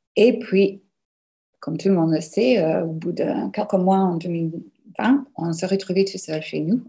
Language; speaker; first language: French; non-native, fluent; English